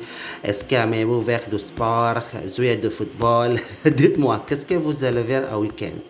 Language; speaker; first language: French; non-native, learner; Indonesian